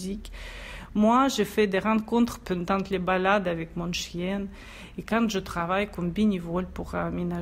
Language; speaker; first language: French; non-native, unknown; Russian